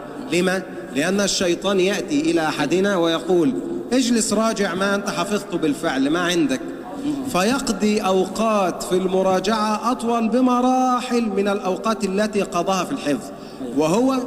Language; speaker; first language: Arabic; native; Arabic